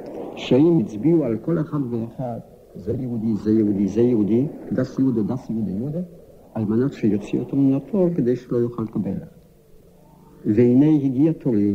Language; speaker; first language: Hebrew; non-native, fluent; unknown